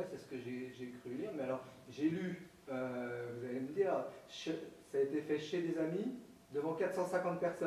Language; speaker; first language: French; native; French